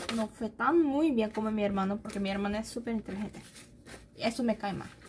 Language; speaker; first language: Spanish; non-native, fluent; Korean